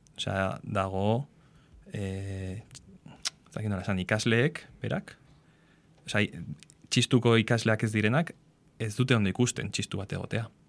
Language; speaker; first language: Basque; non-native, local second language; Spanish